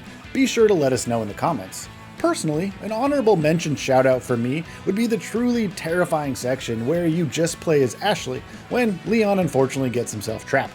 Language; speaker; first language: English; native; English